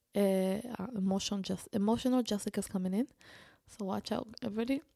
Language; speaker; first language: English; non-native, fluent; Spanish